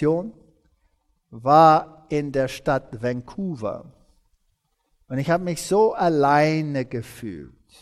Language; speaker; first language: German; early bilingual, heritage; German